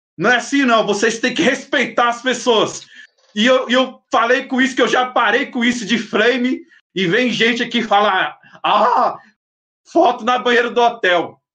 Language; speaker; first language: Portuguese; native; Portuguese